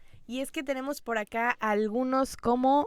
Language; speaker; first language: Spanish; native; Spanish